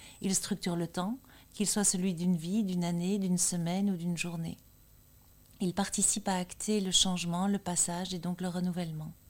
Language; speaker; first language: French; native; French